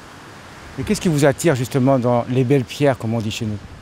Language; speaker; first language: French; native; French